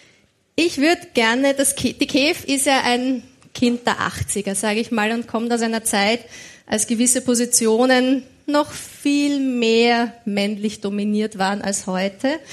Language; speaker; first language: German; native; German